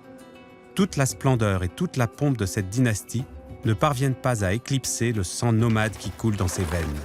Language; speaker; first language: French; native; French